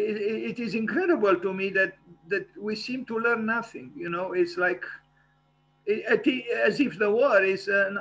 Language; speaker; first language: English; non-native, fluent; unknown